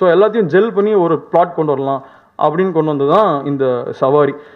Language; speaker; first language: Tamil; native; Tamil